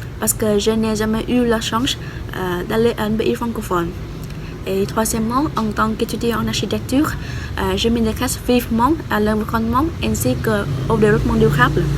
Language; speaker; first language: French; non-native, fluent; Vietnamese